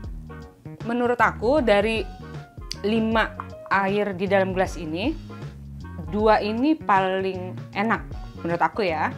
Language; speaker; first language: Indonesian; native; Indonesian